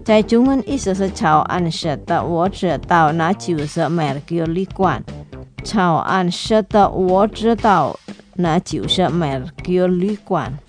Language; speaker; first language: Chinese; non-native, fluent; Indonesian